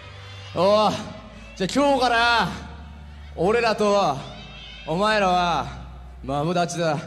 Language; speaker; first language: Japanese; native; Japanese